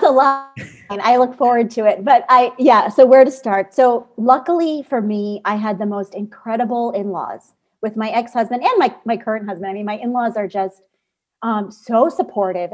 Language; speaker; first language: English; native; English